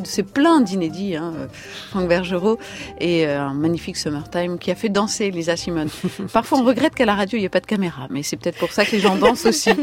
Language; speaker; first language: French; native; French